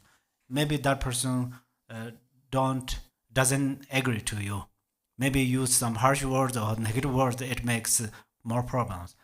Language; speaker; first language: English; non-native, learner; Tibetan